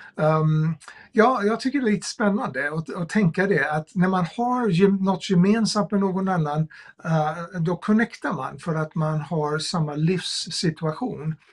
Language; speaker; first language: Swedish; non-native, fluent; English